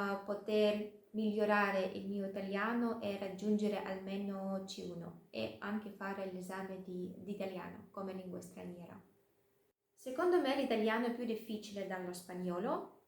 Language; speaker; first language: Italian; non-native, fluent; Russian